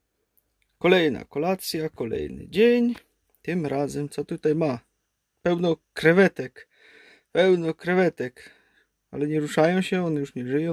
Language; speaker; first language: Polish; native; Polish